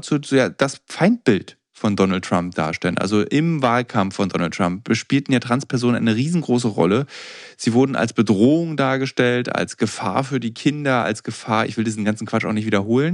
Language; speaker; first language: German; native; German